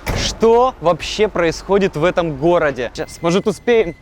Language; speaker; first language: Russian; native; Russian